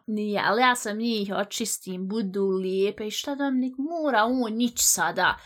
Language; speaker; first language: Bosnian; native; Bosnian